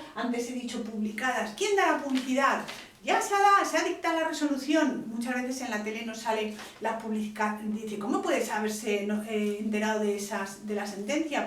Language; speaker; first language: Spanish; native; Spanish